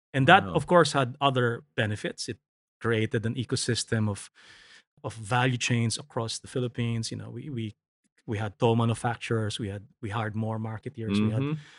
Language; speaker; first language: English; non-native, local second language; Filipino